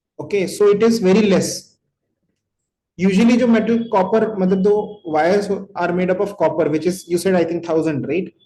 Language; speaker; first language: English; non-native, local second language; Hindi